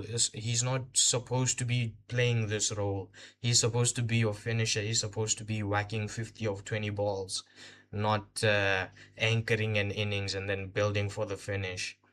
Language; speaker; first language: English; non-native, local second language; Hindi